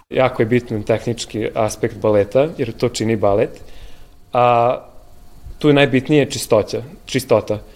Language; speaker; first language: Serbian; native; Serbian